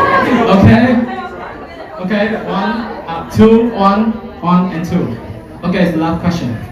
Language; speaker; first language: English; non-native, fluent; Vietnamese